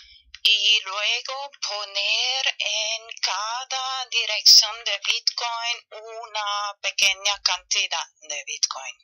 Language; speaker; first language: Spanish; non-native, fluent; German